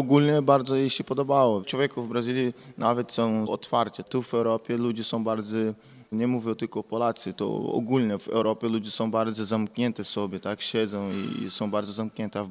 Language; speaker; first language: Polish; non-native, learner; Portuguese